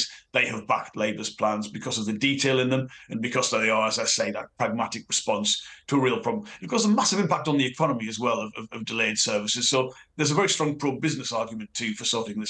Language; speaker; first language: English; native; English